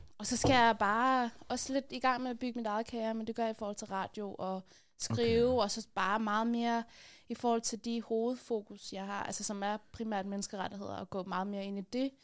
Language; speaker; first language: Danish; early bilingual, other home language; Persian